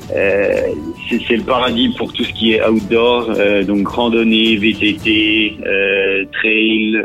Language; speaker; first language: French; native; French